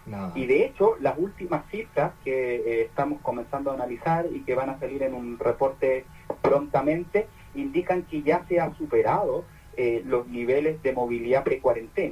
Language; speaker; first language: Spanish; native; Spanish